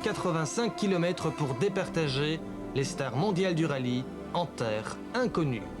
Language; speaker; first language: French; native; French